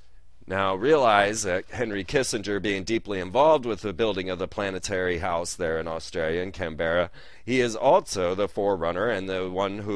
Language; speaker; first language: English; native; English